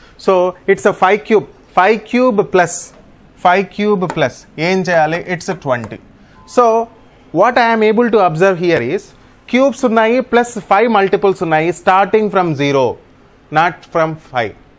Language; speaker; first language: English; non-native, local second language; Telugu